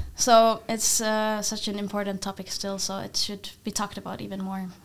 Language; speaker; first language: English; non-native, fluent; Finnish